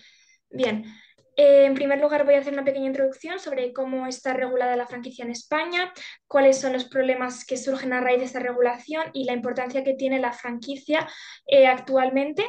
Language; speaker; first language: Spanish; native; Spanish